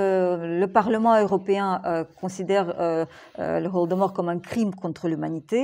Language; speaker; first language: French; non-native, fluent; Ukrainian